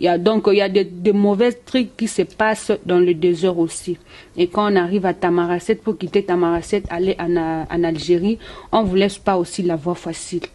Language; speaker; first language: French; non-native, local second language; Lingala